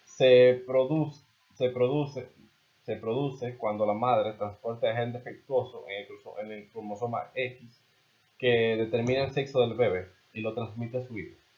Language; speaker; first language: Spanish; native; Spanish